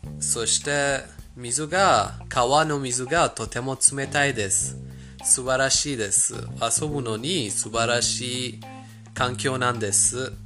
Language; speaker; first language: Japanese; non-native, fluent; Persian